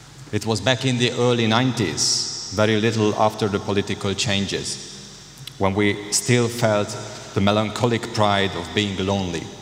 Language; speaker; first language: English; non-native, fluent; Hungarian